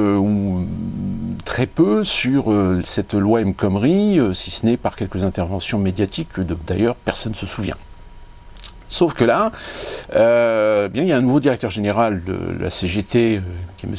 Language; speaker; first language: French; native; French